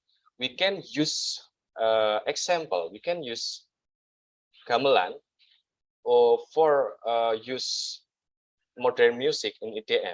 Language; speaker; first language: English; non-native, learner; Indonesian